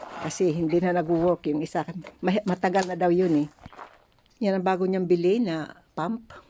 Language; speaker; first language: Filipino; native; Filipino